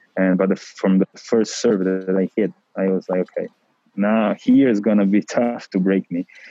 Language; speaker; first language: English; non-native, fluent; Italian